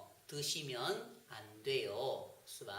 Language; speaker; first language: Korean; non-native, fluent; Chinese